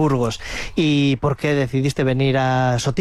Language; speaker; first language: Spanish; native; Spanish